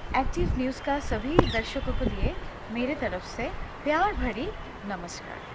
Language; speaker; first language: Hindi; non-native, learner; Bangla